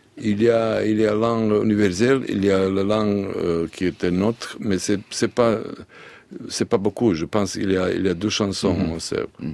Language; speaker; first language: French; non-native, learner; Serbian